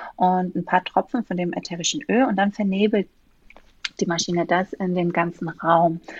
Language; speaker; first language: German; non-native, fluent; Greek